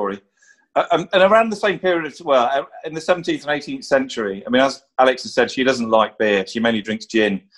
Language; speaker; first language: English; native; English